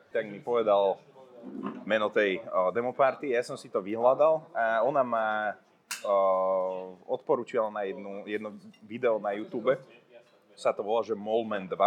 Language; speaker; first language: Slovak; non-native, local second language; Hungarian